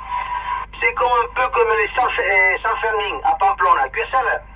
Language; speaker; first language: French; early bilingual, other home language; Spanish